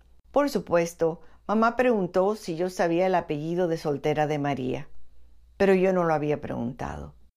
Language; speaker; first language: Spanish; early bilingual, heritage; Spanish